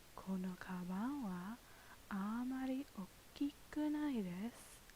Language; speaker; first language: Japanese; non-native, learner; English